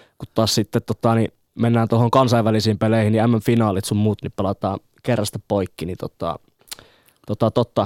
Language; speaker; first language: Finnish; native; Finnish